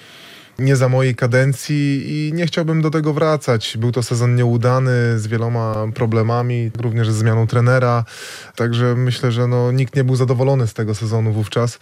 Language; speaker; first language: Polish; native; Polish